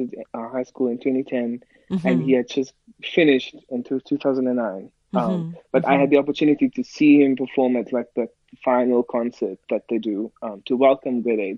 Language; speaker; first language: English; native; English